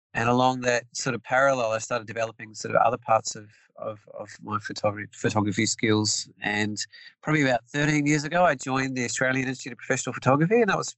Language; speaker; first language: English; native; English